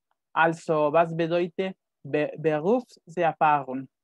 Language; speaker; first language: German; non-native, fluent; Spanish